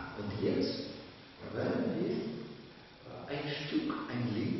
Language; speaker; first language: German; non-native, learner; Russian